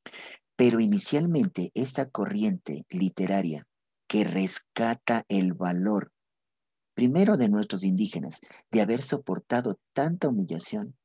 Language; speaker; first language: Spanish; native; Spanish